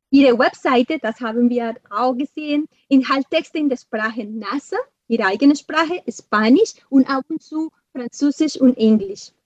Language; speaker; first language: German; non-native, fluent; Spanish